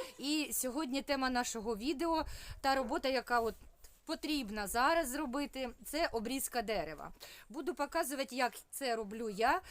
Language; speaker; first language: Ukrainian; non-native, local second language; Russian